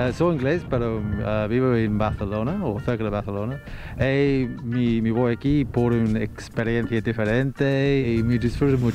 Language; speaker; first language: Spanish; non-native, learner; English